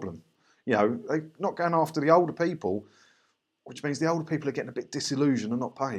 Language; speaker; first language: English; native; English